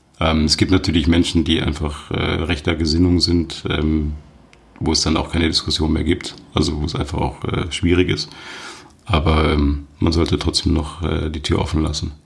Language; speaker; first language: German; native; German